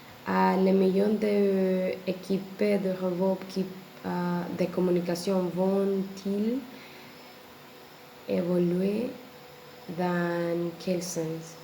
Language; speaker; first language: French; non-native, learner; Spanish